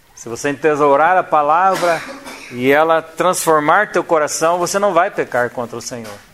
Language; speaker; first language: Portuguese; native; Portuguese